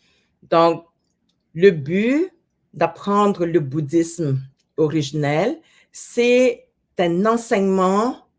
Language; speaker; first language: French; non-native, fluent; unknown